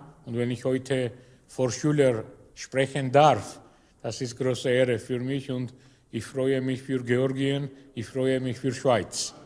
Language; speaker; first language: German; non-native, fluent; Georgian